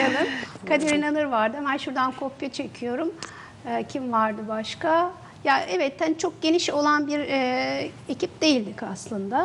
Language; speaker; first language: Turkish; native; Turkish